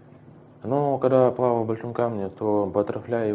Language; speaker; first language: Russian; native; Russian